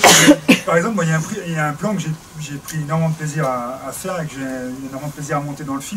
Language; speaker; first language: French; native; French